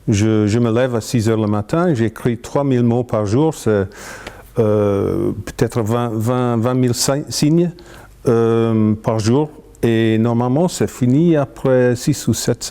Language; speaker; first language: French; non-native, fluent; English